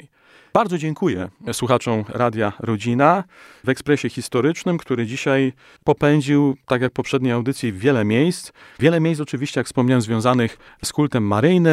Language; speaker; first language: Polish; native; Polish